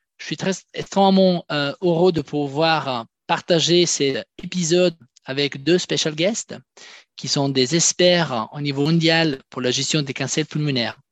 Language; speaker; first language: French; non-native, fluent; Italian